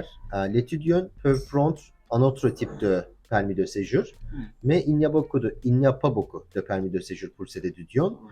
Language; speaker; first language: French; non-native, learner; Turkish